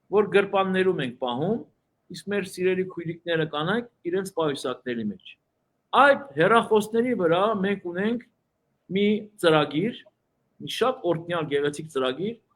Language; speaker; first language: Armenian; early bilingual, heritage; Armenian